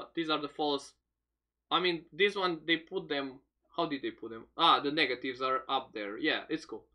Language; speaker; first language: English; non-native, fluent; Romanian